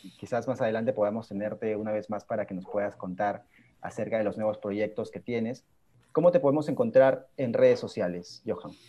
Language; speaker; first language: Spanish; native; Spanish